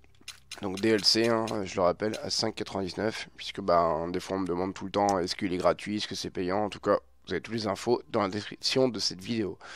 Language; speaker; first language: French; native; French